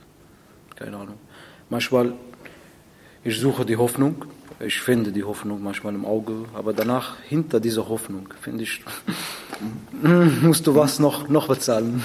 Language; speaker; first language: German; non-native, learner; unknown